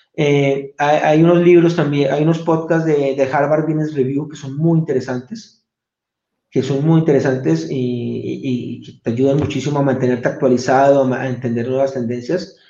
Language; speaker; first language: Spanish; native; Spanish